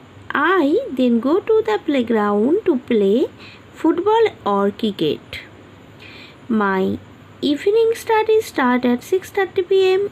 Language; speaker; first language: English; non-native, local second language; Bangla